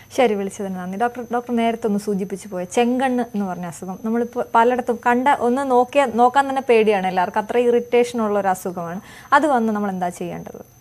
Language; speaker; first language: Malayalam; native; Malayalam